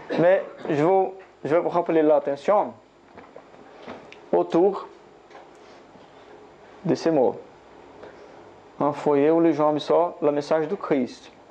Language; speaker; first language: French; non-native, learner; Portuguese